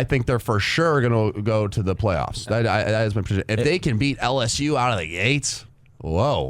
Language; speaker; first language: English; native; English